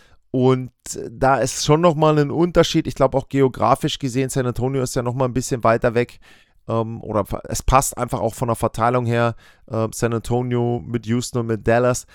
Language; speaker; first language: German; native; German